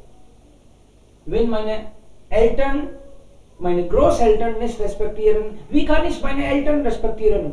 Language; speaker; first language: German; non-native, learner; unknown